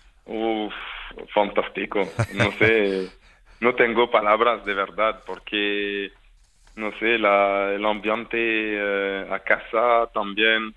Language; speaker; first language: Spanish; non-native, fluent; French